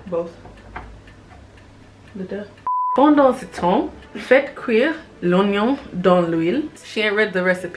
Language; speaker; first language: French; non-native, learner; English